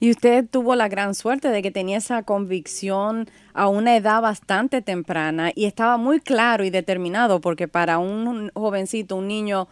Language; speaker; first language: Spanish; native; Spanish